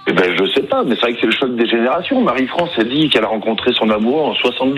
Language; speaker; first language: French; native; French